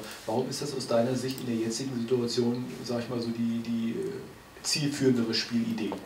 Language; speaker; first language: German; native; German